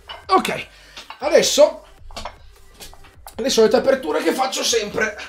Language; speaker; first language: Italian; native; Italian